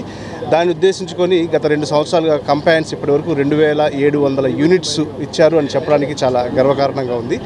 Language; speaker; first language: Telugu; native; Telugu